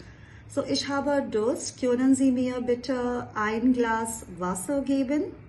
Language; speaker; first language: German; non-native, fluent; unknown